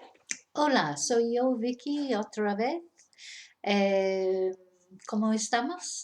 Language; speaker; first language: Spanish; non-native, fluent; English